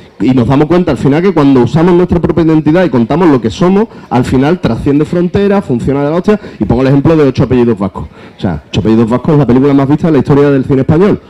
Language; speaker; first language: Spanish; native; Spanish